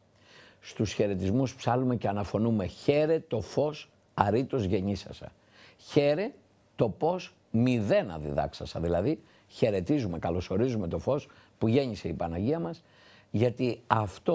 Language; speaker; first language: Greek; native; Greek